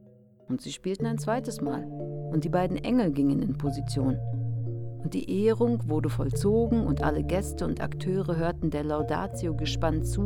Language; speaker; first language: German; native; German